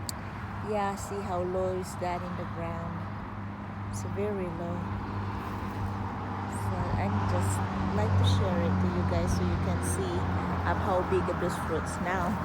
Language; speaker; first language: English; non-native, fluent; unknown